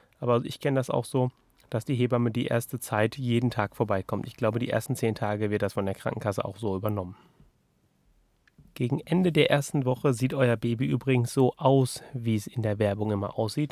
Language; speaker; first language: German; native; German